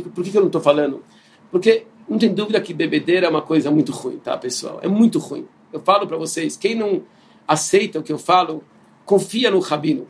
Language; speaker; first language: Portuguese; non-native, fluent; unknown